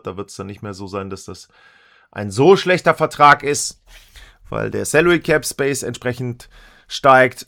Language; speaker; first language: German; native; German